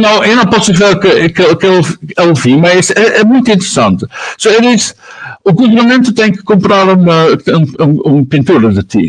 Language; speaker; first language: Portuguese; non-native, learner; Dutch